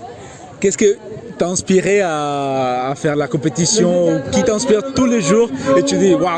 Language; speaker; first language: French; non-native, learner; Spanish